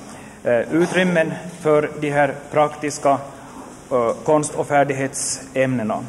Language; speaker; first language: Swedish; native; Swedish